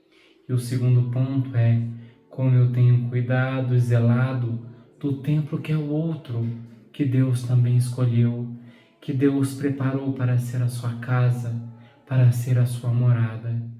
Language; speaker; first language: Portuguese; native; Portuguese